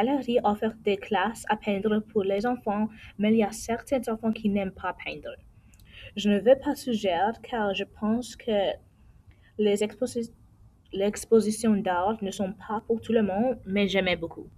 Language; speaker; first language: French; non-native, learner; English